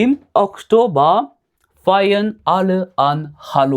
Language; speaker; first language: German; non-native, fluent; French